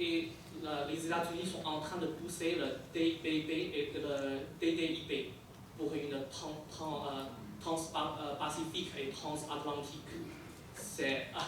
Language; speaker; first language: French; non-native, fluent; Chinese